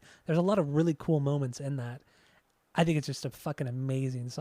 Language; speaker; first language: English; native; English